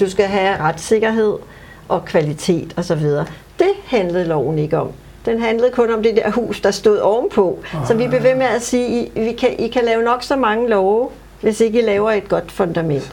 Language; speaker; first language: Danish; native; Danish